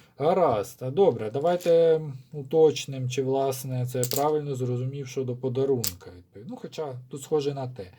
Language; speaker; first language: Ukrainian; non-native, local second language; Russian